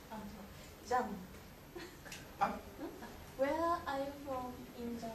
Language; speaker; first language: English; non-native, learner; Japanese